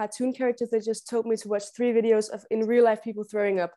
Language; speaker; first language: English; non-native, fluent; Danish